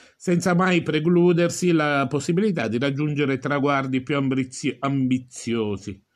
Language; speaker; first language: Italian; native; Italian